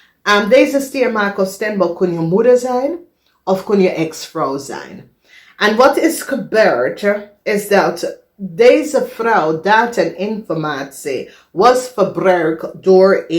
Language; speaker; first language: Dutch; non-native, fluent; English